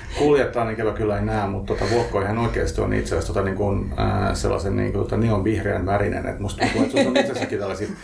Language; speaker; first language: Finnish; native; Finnish